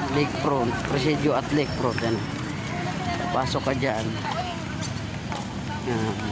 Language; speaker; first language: Filipino; native; Filipino